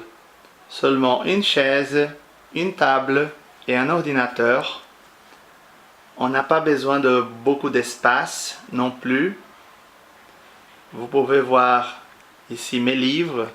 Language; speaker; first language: French; non-native, fluent; Portuguese